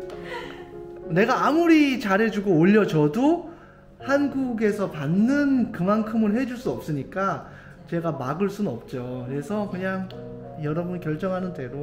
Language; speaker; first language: Korean; native; Korean